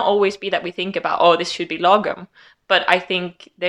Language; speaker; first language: English; non-native, fluent; Swedish